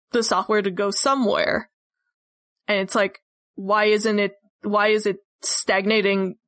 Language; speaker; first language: English; native; English